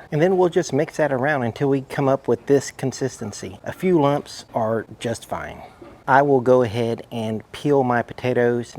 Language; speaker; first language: English; native; English